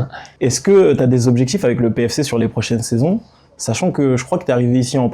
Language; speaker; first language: French; native; French